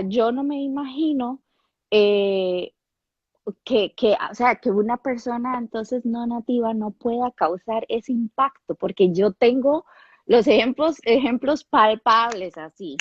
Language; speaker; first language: Spanish; native; Spanish